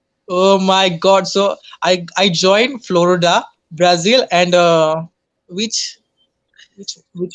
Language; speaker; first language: English; non-native, learner; Hindi